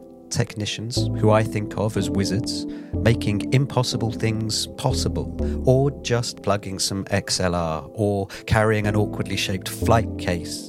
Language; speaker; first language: English; native; English